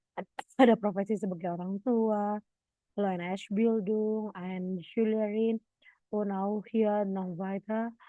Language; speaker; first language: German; non-native, fluent; Indonesian